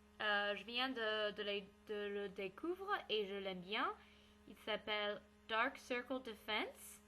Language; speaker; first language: French; non-native, learner; English